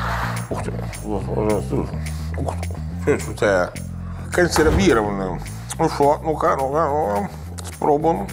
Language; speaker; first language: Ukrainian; non-native, learner; Italian